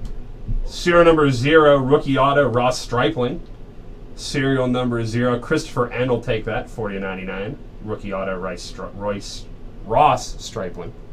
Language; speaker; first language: English; native; English